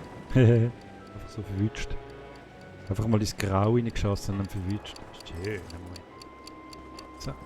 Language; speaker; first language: German; native; German